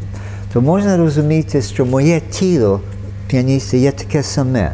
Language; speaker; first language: Ukrainian; early bilingual, heritage; Ukrainian